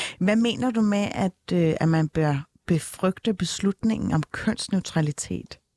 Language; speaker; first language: Danish; early bilingual, other home language; Turkish